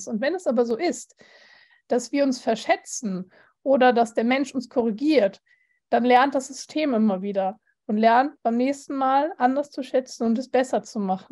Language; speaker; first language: German; native; German